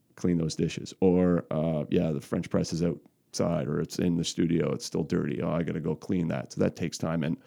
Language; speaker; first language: English; native; English